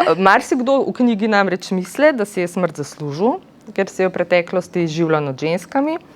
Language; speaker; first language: Slovenian; native; Slovenian